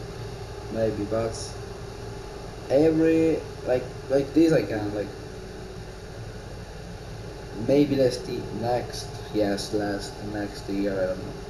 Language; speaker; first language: English; non-native, learner; Italian